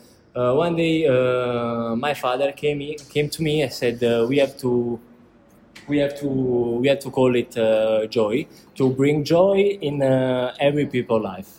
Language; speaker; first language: English; non-native, learner; Italian